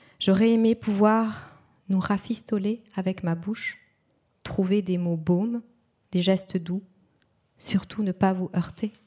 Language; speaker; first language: French; non-native, local second language; Kinyarwanda